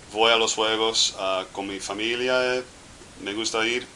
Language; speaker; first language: Spanish; non-native, fluent; English